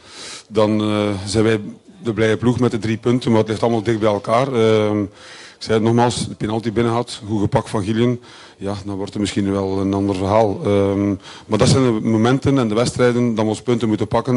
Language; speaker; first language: Dutch; native; Dutch